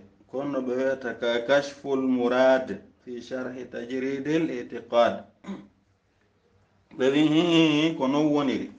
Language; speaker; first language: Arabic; non-native, fluent; Fula